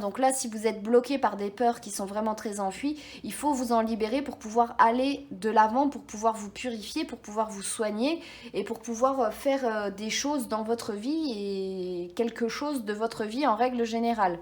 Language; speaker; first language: French; native; French